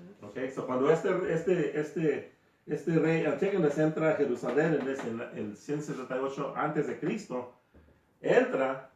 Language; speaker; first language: Spanish; early bilingual, heritage; Spanish